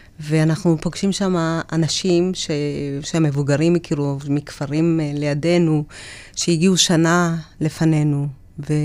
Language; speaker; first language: Hebrew; early bilingual, other home language; Amharic